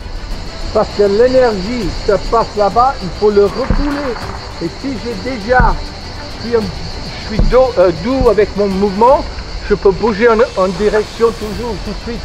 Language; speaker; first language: French; non-native, fluent; English